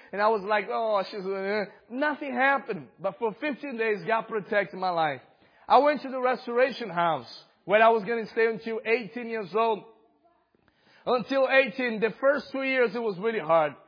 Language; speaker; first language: English; non-native, fluent; Portuguese